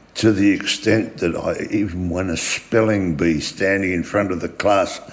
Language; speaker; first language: English; early bilingual, other home language; German